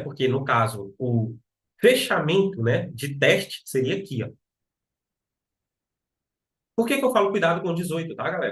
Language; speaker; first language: Portuguese; native; Portuguese